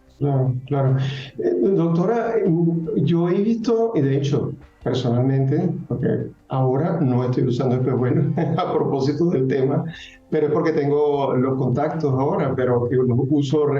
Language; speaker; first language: Spanish; native; Spanish